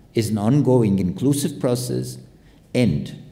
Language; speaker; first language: English; non-native, fluent; Pashto